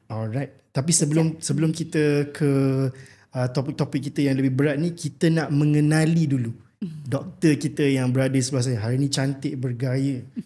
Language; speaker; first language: Malay; native; Malay